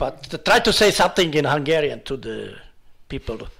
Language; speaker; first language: English; non-native, learner; Hungarian